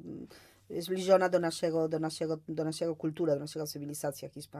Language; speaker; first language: Polish; non-native, fluent; Spanish